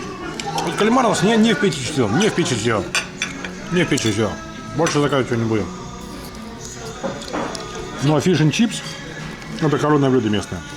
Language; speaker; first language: Russian; native; Russian